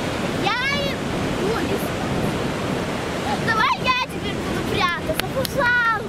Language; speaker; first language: Russian; non-native, local second language; Lithuanian